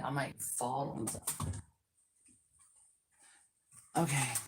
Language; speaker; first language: English; native; English